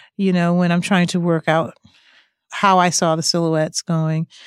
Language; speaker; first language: English; native; English